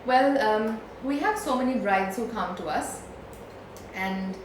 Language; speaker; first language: English; non-native, local second language; Sinhala